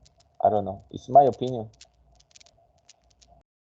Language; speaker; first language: English; non-native, fluent; Spanish